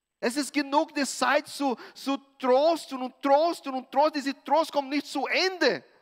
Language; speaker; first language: German; non-native, fluent; Portuguese